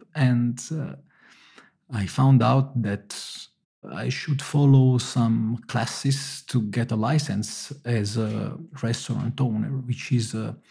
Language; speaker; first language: English; non-native, fluent; Italian